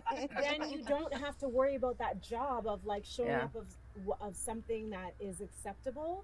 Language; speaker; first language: English; native; English